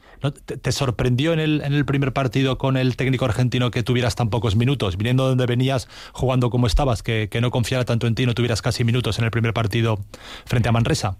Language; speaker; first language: Spanish; native; Spanish